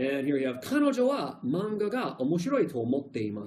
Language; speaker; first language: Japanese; non-native, fluent; English